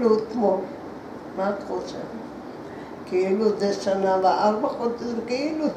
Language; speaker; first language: Hebrew; early bilingual, other home language; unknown